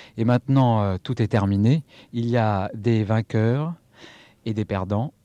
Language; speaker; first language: French; native; French